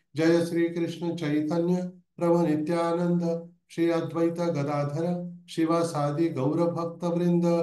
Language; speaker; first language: Hindi; non-native, local second language; Marathi